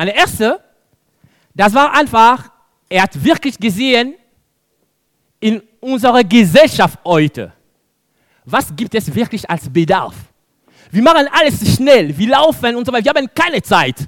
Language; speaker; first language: German; non-native, fluent; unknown